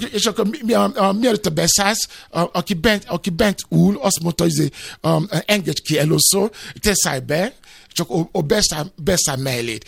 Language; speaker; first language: Hungarian; non-native, fluent; Yoruba